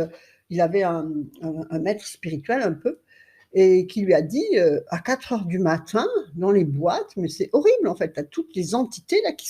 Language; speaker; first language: French; native; French